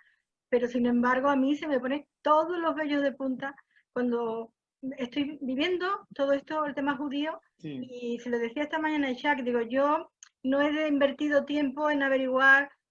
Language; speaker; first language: Spanish; native; Spanish